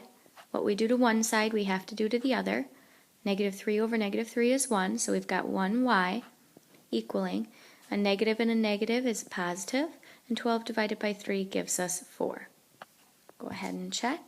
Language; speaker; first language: English; native; English